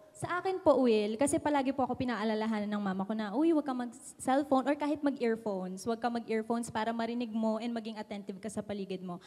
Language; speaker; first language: Filipino; native; Filipino